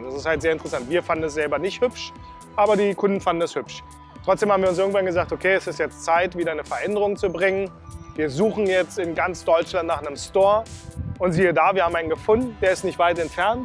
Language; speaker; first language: German; native; German